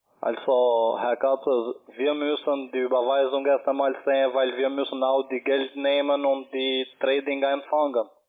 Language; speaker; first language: German; non-native, learner; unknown